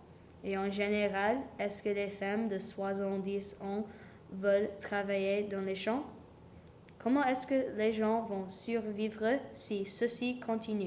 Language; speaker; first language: French; non-native, learner; English